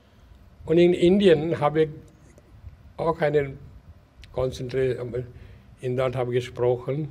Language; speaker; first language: German; non-native, learner; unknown